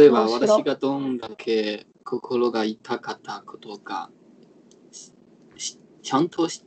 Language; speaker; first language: Japanese; non-native, learner; Chinese